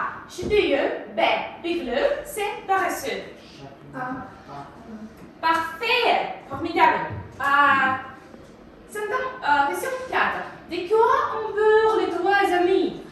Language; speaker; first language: French; non-native, fluent; Russian